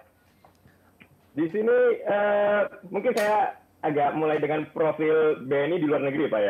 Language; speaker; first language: Indonesian; native; Indonesian